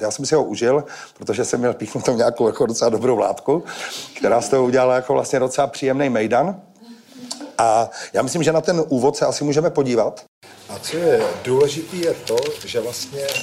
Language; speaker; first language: Czech; native; Czech